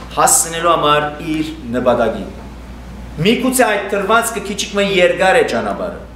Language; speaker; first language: Armenian; early bilingual, heritage; Armenian